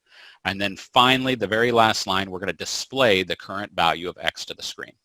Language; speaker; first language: English; native; English